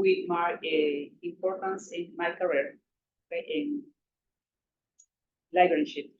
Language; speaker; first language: English; non-native, local second language; Spanish